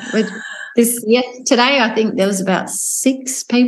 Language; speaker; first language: English; native; English